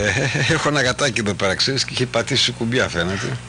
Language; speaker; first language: Greek; native; Greek